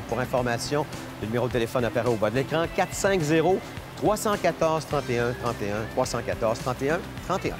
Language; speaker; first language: French; native; French